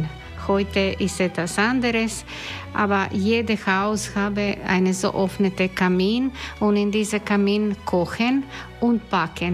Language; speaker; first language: German; non-native, learner; Croatian